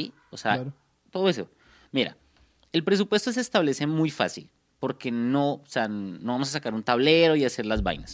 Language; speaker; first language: Spanish; native; Spanish